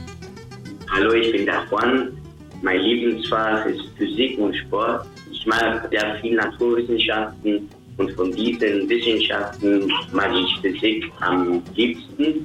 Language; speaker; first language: German; non-native, fluent; Spanish